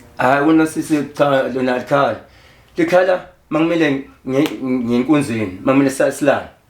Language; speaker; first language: Zulu; native; Zulu